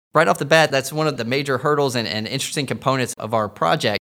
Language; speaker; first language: English; native; English